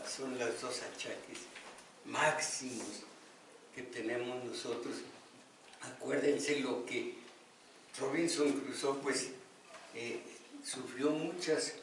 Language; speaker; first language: Spanish; native; Spanish